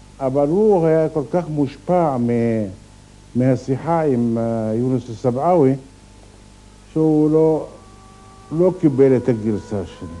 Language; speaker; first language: Hebrew; non-native, fluent; Arabic